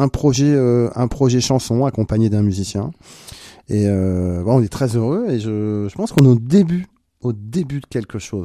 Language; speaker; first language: French; native; French